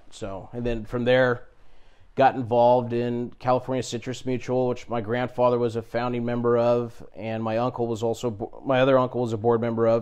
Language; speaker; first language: English; native; English